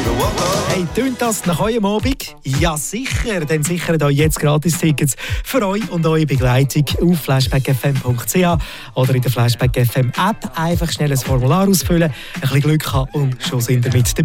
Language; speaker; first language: German; native; German